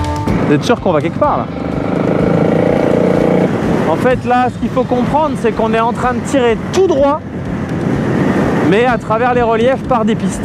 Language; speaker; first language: French; native; French